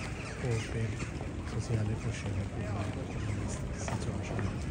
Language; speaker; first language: Norwegian; non-native, fluent; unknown